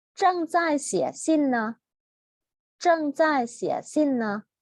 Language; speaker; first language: Chinese; non-native, fluent; Thai